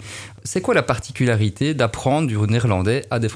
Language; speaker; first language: French; native; French